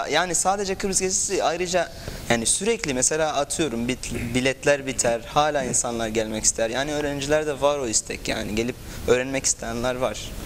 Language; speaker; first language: Turkish; non-native, fluent; Arabic